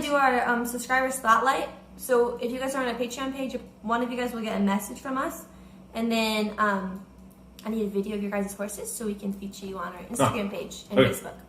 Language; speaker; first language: English; native; English